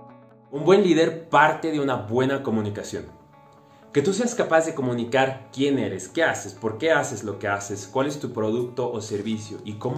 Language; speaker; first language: Spanish; native; Spanish